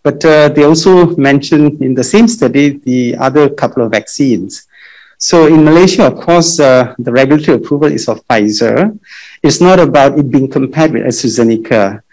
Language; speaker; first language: English; non-native, local second language; Malay